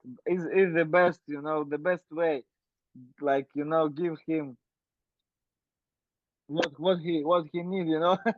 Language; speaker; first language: English; non-native, learner; Russian